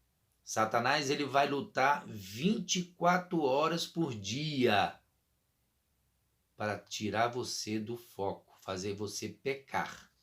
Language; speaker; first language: Portuguese; native; Portuguese